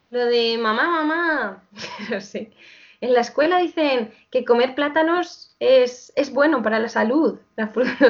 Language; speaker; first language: Spanish; native; Spanish